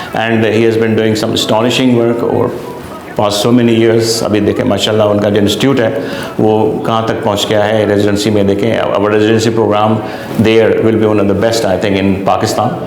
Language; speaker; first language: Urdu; non-native, local second language; Sindhi